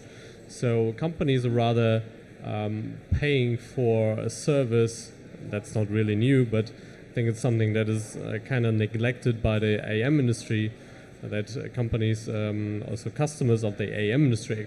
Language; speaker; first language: English; non-native, fluent; German